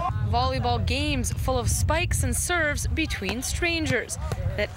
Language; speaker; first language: English; native; English